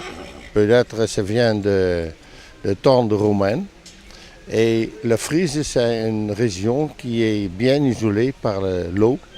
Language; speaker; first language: French; non-native, fluent; Dutch